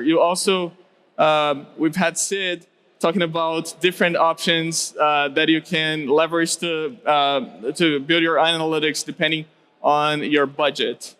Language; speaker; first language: English; non-native, local second language; Portuguese